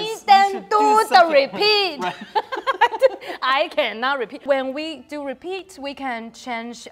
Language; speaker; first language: English; non-native, learner; Chinese